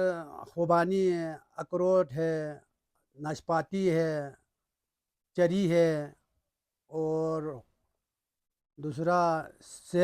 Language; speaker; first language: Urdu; non-native, local second language; Balti